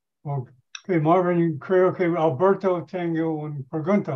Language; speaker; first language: Spanish; non-native, learner; English